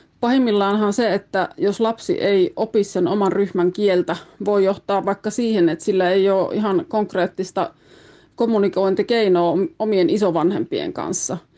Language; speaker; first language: Finnish; native; Finnish